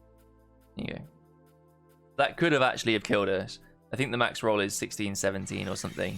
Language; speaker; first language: English; native; English